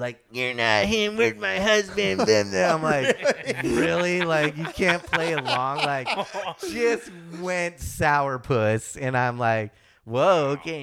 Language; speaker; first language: English; early bilingual, other home language; German